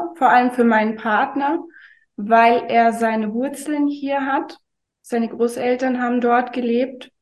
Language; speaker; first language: German; native; German